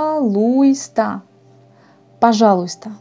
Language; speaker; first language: Russian; non-native, fluent; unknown